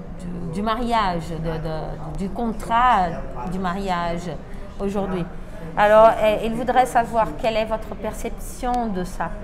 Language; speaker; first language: French; non-native, fluent; Portuguese